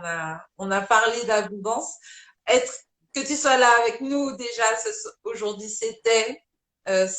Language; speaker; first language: French; native; French